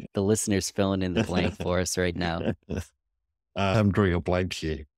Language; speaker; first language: English; native; English